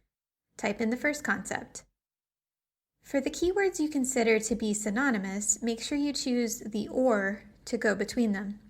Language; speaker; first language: English; native; English